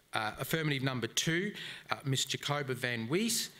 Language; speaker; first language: English; native; English